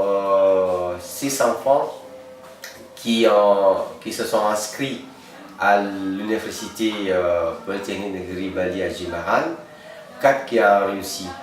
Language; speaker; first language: French; non-native, fluent; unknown